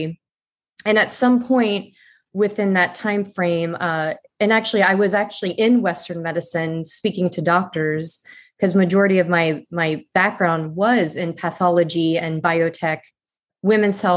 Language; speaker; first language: English; native; English